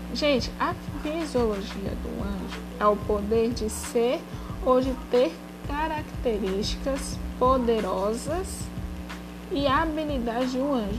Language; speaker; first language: Portuguese; native; Portuguese